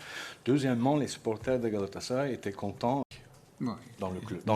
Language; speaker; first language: French; non-native, fluent; Turkish